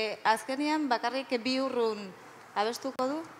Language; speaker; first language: Basque; non-native, local second language; Spanish